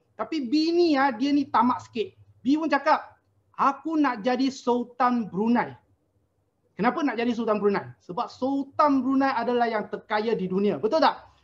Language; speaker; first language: Malay; non-native, local second language; Chinese